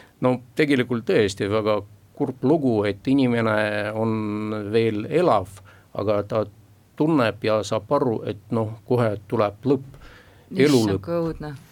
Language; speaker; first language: Estonian; non-native, local second language; Russian